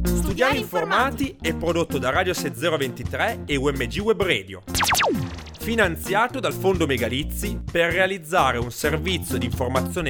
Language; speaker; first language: Italian; native; Italian